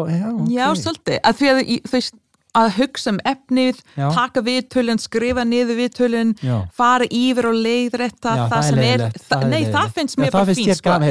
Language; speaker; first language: Icelandic; non-native, fluent; English